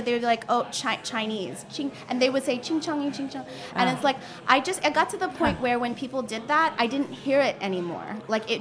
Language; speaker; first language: English; native; English